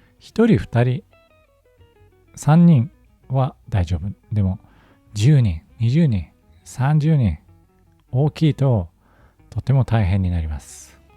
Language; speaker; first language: Japanese; native; Japanese